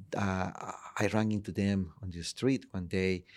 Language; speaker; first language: English; non-native, fluent; Spanish